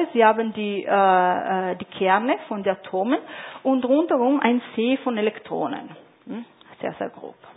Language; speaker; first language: German; non-native, fluent; Italian